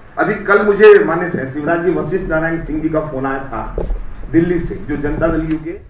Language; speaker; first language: Hindi; native; Hindi